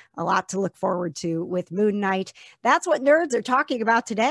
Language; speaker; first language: English; native; English